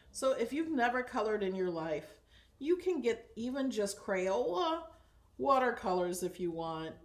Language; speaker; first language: English; native; English